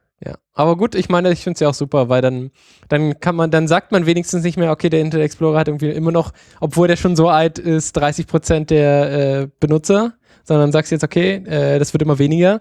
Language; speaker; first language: German; native; German